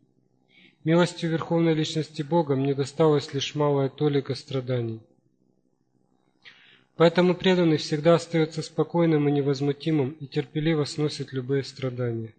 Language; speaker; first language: Russian; native; Russian